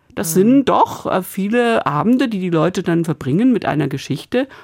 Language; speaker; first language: German; native; German